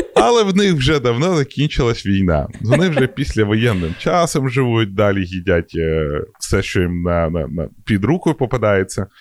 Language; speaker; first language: Ukrainian; non-native, local second language; Russian